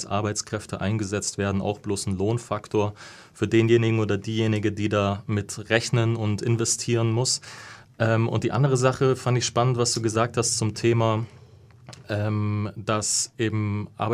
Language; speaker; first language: German; native; German